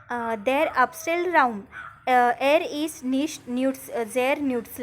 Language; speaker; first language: German; non-native, fluent; Marathi